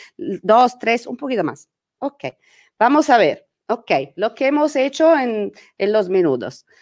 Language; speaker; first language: Spanish; non-native, learner; Italian